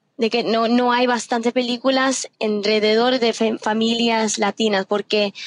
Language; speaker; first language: Spanish; early bilingual, heritage; Spanish